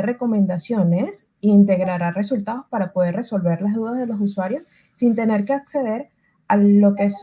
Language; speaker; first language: Spanish; native; Spanish